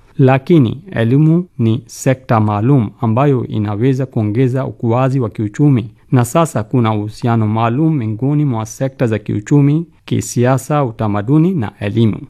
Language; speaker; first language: Swahili; non-native, fluent; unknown